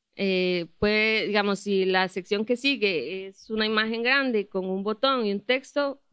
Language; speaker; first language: Spanish; native; Spanish